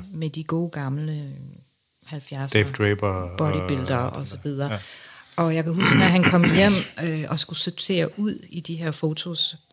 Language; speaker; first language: Danish; early bilingual, other home language; English